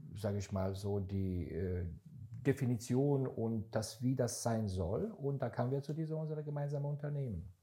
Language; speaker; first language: German; non-native, fluent; Hebrew